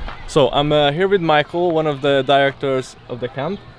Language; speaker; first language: English; non-native, fluent; Hungarian